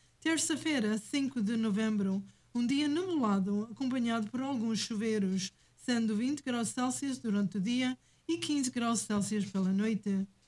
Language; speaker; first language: Portuguese; native; Portuguese